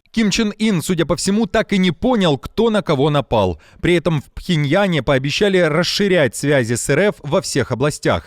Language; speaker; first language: Russian; native; Russian